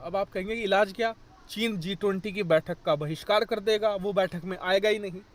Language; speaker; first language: Hindi; native; Hindi